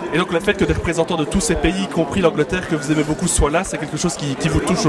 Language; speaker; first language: French; native; French